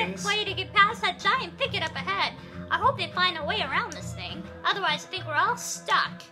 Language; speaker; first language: English; native; English